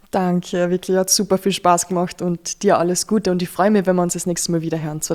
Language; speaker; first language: German; native; German